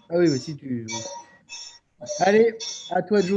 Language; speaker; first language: French; native; French